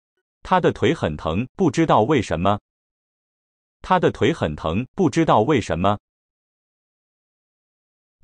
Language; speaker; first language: Chinese; non-native, learner; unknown